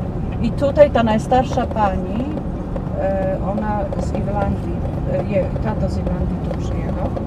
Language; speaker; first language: Polish; early bilingual, heritage; Polish